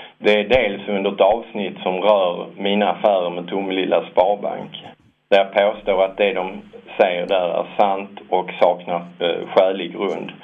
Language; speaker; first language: Swedish; native; Swedish